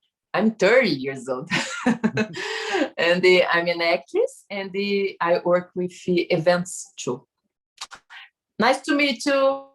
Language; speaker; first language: English; non-native, learner; Portuguese